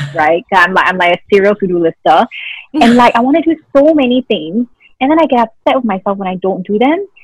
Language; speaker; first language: English; native; English